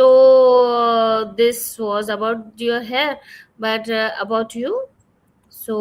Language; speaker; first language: English; non-native, fluent; Urdu